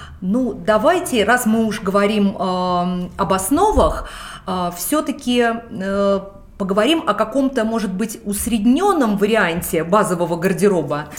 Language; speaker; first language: Russian; native; Russian